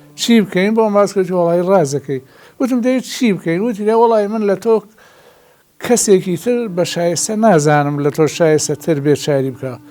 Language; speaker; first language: Central Kurdish; non-native, local second language; Gurani